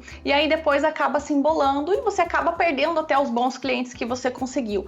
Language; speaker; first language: Portuguese; native; Portuguese